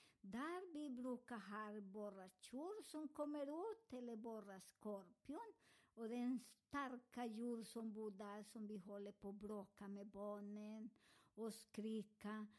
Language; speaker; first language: Swedish; non-native, learner; Spanish